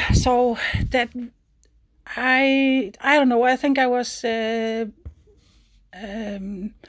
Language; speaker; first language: English; non-native, fluent; Danish